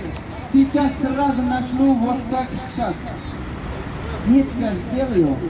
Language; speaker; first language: Russian; non-native, learner; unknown